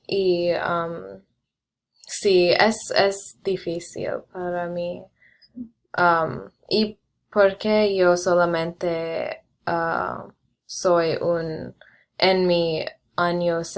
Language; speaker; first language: Spanish; non-native, learner; English